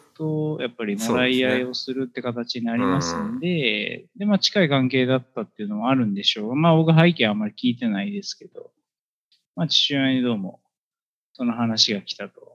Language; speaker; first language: Japanese; native; Japanese